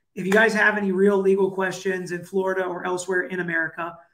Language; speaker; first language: English; native; English